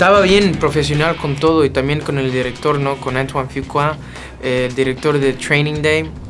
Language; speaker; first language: Spanish; early bilingual, heritage; English